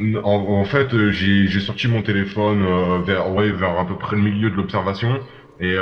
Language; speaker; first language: French; native; French